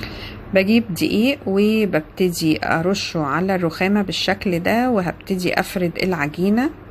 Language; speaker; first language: Arabic; native; Arabic